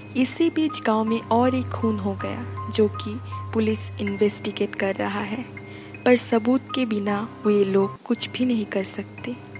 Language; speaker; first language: Hindi; non-native, local second language; Bangla